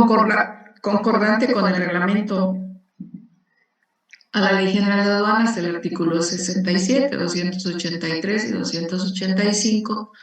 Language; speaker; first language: Spanish; native; Spanish